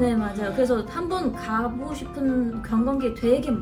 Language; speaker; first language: Korean; non-native, fluent; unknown